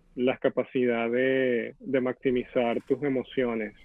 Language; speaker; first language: Spanish; native; Spanish